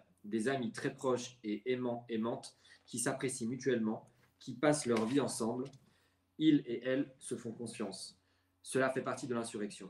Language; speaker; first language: French; native; French